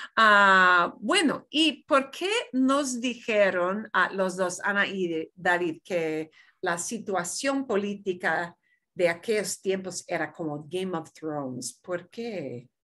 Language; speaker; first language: Spanish; non-native, fluent; English